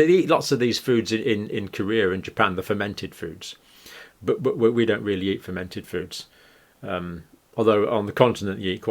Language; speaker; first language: English; native; English